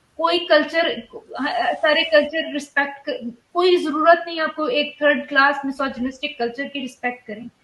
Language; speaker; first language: Urdu; native; Urdu